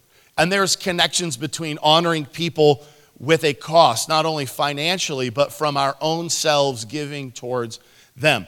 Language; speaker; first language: English; native; English